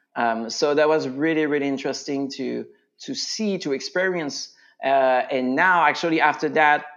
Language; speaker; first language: English; non-native, fluent; French